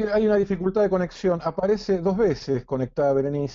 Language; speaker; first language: Spanish; native; Spanish